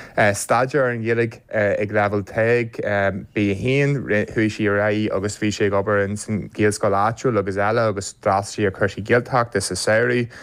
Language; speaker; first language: Irish; native; Irish